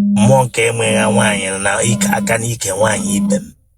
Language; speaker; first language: Igbo; native; Igbo